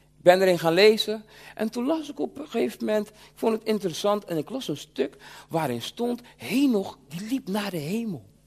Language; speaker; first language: Dutch; early bilingual, other home language; Sranan Tongo